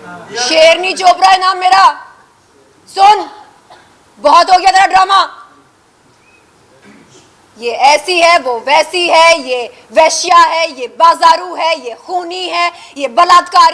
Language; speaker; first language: Hindi; native; Hindi